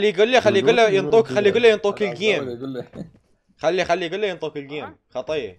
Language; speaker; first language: Arabic; native; Arabic